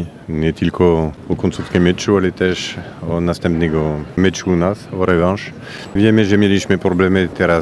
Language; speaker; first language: Polish; non-native, fluent; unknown